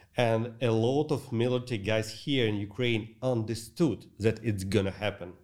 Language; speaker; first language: English; non-native, learner; Ukrainian